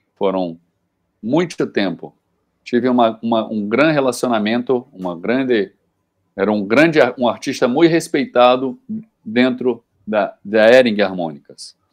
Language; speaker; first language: Portuguese; native; Portuguese